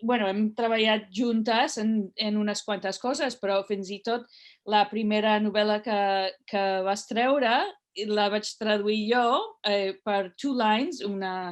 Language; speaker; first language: Catalan; non-native, fluent; English